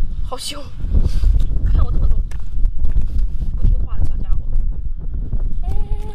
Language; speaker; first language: Chinese; native; Chinese